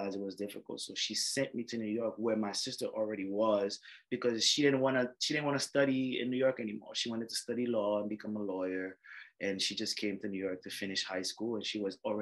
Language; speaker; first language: English; non-native, fluent; French